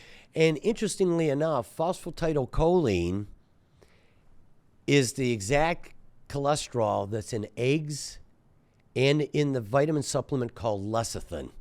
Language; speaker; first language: English; native; English